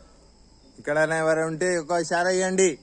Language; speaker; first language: Telugu; non-native, local second language; Hindi